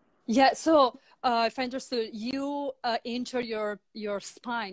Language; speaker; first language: English; non-native, fluent; Italian